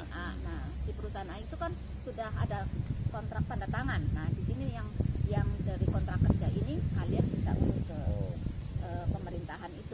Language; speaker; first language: Indonesian; native; Indonesian